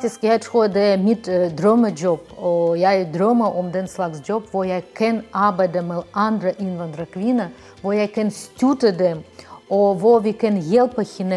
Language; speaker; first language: Danish; non-native, fluent; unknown